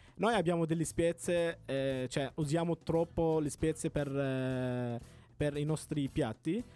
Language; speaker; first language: Italian; non-native, fluent; Arabic